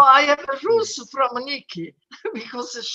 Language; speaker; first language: English; non-native, fluent; Italian